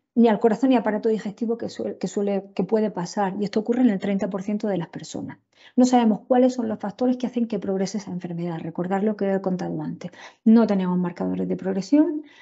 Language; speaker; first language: Spanish; native; Spanish